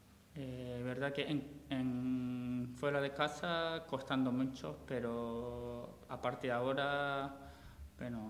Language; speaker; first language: Spanish; non-native, learner; Japanese